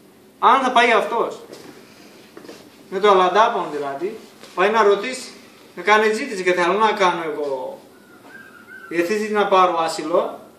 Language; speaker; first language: Greek; non-native, learner; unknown